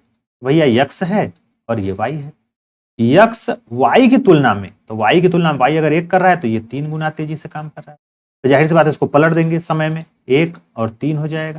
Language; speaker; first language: Hindi; native; Hindi